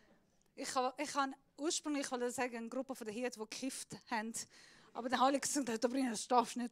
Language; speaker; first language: German; non-native, fluent; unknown